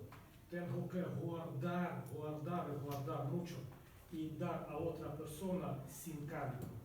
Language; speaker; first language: Spanish; non-native, learner; Russian